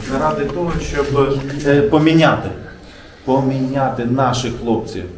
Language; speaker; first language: Ukrainian; native; Ukrainian